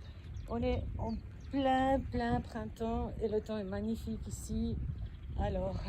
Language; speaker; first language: French; non-native, fluent; Spanish